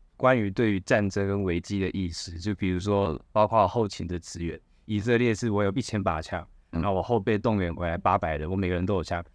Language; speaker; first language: Chinese; native; Chinese